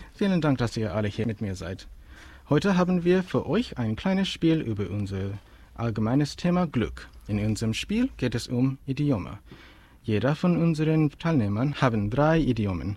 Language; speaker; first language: German; non-native, fluent; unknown